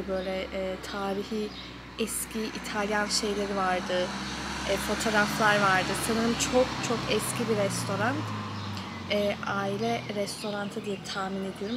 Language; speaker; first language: Turkish; early bilingual, heritage; Turkish